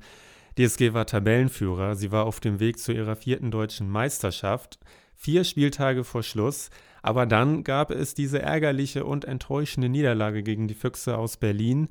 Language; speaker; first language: German; native; German